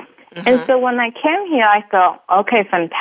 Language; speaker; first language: English; native; English